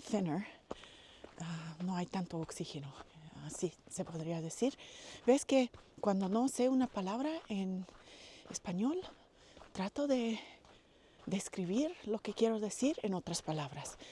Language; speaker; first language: Spanish; non-native, fluent; English